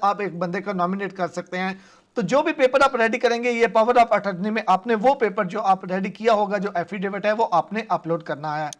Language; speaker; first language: Urdu; non-native, local second language; Punjabi